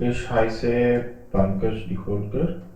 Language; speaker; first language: German; non-native, learner; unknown